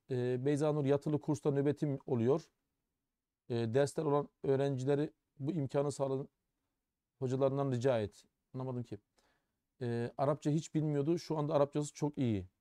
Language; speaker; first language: Turkish; early bilingual, heritage; German